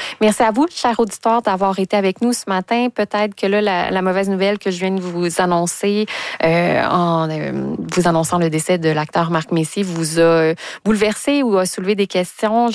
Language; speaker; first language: French; native; French